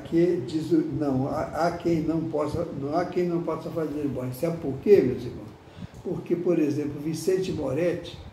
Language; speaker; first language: Portuguese; native; Portuguese